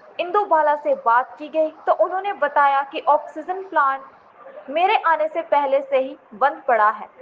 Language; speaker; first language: Hindi; non-native, local second language; Punjabi